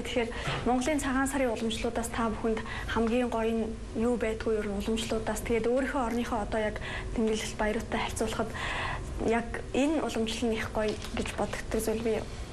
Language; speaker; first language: Mongolian; native; Mongolian